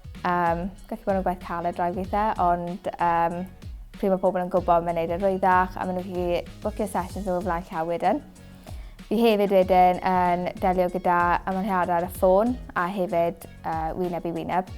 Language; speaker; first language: Welsh; native; Welsh